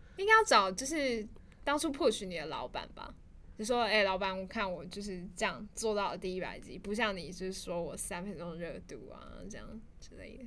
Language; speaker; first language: Chinese; native; Chinese